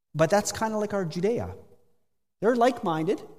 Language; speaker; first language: English; native; English